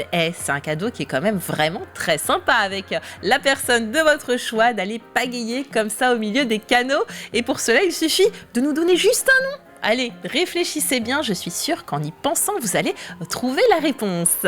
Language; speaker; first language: French; native; French